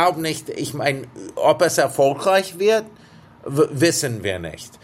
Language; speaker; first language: German; early bilingual, heritage; English